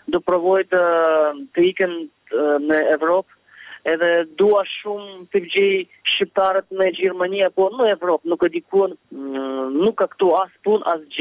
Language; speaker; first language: Albanian; early bilingual, heritage; Albanian